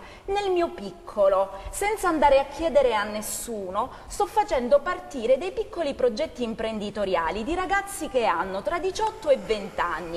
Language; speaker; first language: Italian; native; Italian